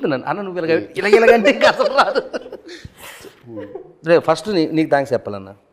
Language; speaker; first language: Telugu; native; Telugu